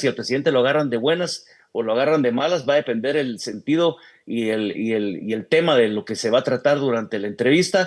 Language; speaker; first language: Spanish; native; Spanish